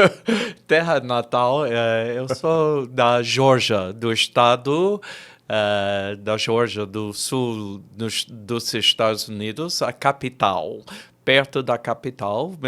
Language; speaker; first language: Portuguese; non-native, fluent; English